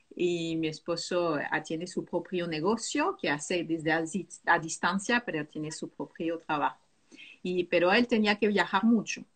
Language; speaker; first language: Spanish; non-native, fluent; French